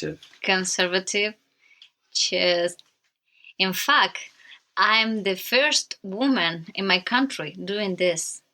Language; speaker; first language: English; non-native, learner; Spanish